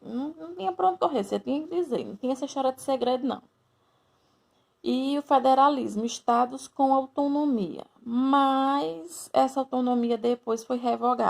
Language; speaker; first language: Portuguese; native; Portuguese